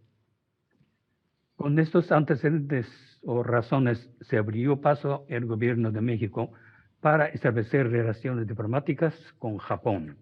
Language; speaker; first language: Spanish; non-native, fluent; Japanese